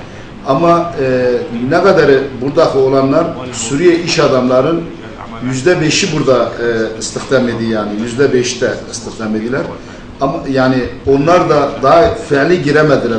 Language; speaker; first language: Turkish; non-native, fluent; Arabic